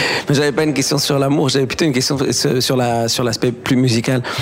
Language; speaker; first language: French; native; French